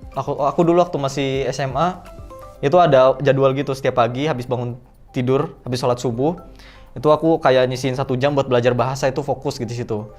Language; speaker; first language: Indonesian; native; Indonesian